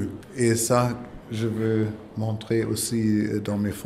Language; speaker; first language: French; non-native, fluent; German